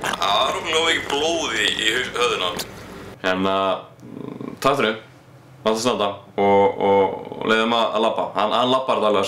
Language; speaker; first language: Icelandic; native; Icelandic